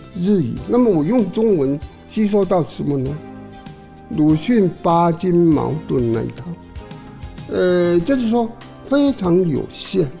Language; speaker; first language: Chinese; non-native, local second language; Min Nan Chinese